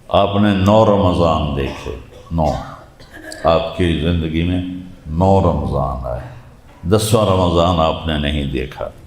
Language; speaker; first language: Urdu; non-native, local second language; Punjabi